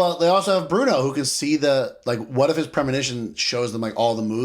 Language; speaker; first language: English; native; English